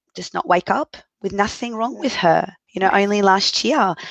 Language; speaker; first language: English; early bilingual, other home language; Arabic